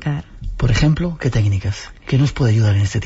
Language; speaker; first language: Spanish; native; Spanish